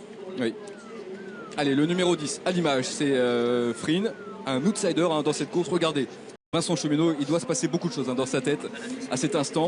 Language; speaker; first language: French; native; French